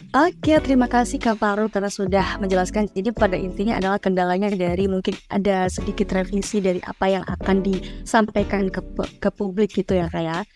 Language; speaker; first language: Indonesian; native; Indonesian